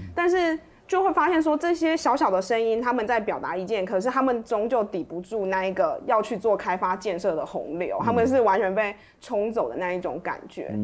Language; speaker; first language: Chinese; native; Chinese